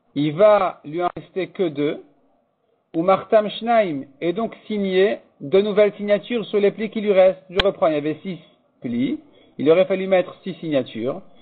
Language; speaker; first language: French; native; French